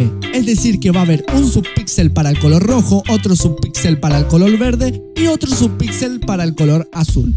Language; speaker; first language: Spanish; native; Spanish